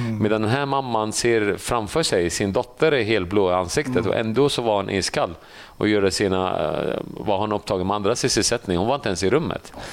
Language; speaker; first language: Swedish; early bilingual, other home language; Assyrian Neo-Aramaic